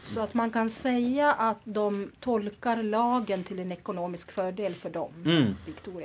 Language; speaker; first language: Swedish; native; Swedish